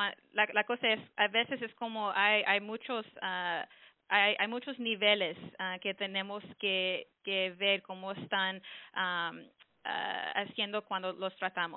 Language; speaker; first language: Spanish; early bilingual, heritage; English